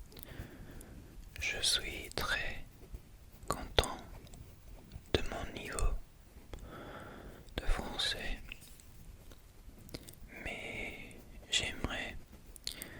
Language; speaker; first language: French; non-native, fluent; English